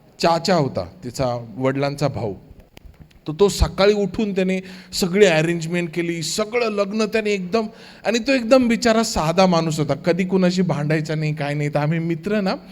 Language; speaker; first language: Marathi; native; Marathi